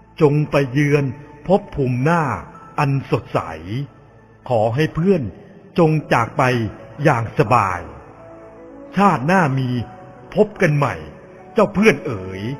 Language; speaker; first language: Thai; native; Thai